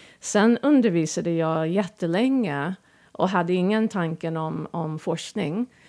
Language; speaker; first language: Swedish; non-native, fluent; English